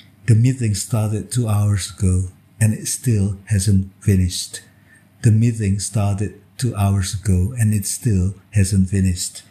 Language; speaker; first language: English; non-native, fluent; Indonesian